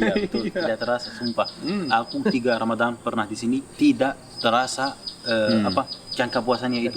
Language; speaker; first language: Indonesian; non-native, fluent; Arabic